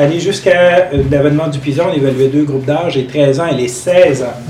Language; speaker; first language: French; native; French